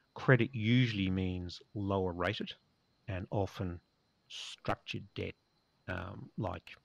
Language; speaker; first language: English; native; English